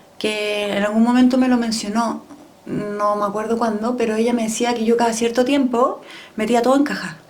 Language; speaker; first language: Spanish; early bilingual, heritage; Spanish